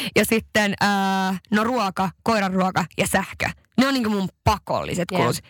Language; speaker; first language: Finnish; early bilingual, heritage; Finnish